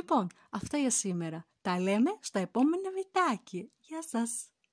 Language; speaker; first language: Greek; non-native, fluent; Turkish